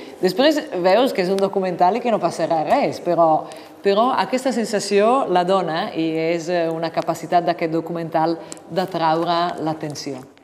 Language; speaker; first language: Catalan; non-native, fluent; Italian